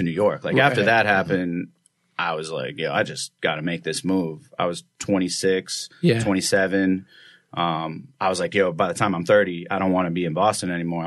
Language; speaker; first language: English; native; English